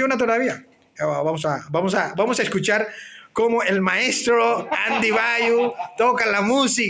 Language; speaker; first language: Spanish; non-native, fluent; Indonesian